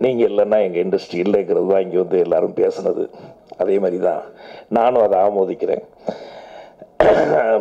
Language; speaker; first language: Tamil; native; Tamil